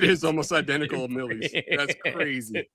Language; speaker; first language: English; native; English